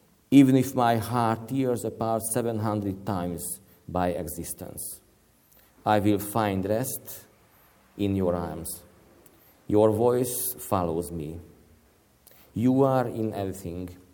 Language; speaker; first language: English; non-native, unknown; Hungarian